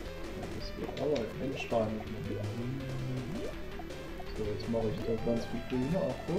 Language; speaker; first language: German; native; German